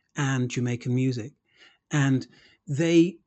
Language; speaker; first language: English; native; English